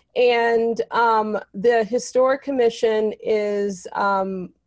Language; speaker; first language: English; native; English